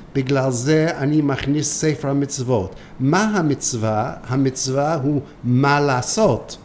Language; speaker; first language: Hebrew; non-native, fluent; English